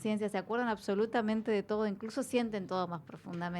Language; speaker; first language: Spanish; native; Spanish